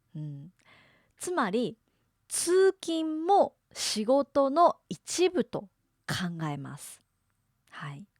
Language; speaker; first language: Japanese; native; Japanese